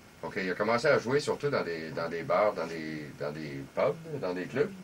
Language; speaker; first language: French; non-native, local second language; English